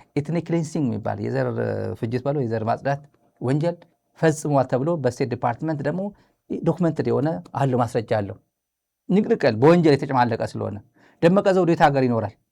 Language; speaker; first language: Amharic; native; Amharic